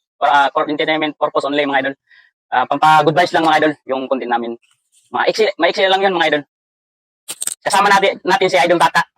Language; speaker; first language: Filipino; non-native, local second language; Cebuano